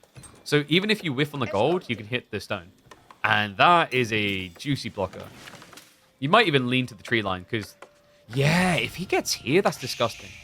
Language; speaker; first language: English; native; English